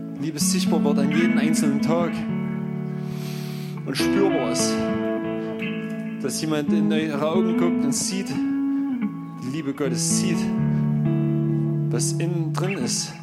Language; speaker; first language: German; native; German